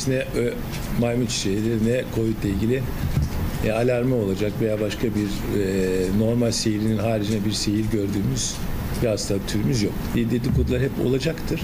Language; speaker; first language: Turkish; native; Turkish